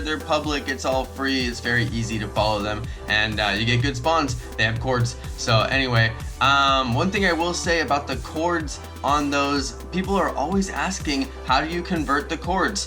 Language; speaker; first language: English; native; English